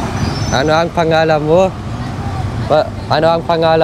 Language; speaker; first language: Filipino; non-native, learner; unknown